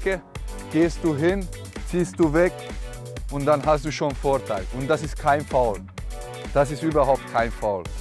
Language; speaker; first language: German; non-native, learner; Hungarian